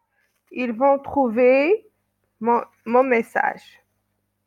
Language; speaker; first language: French; non-native, local second language; Arabic